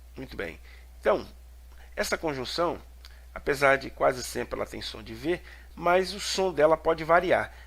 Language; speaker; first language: Portuguese; native; Portuguese